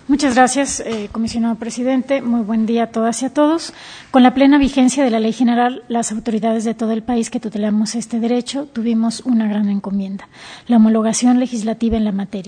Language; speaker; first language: Spanish; native; Spanish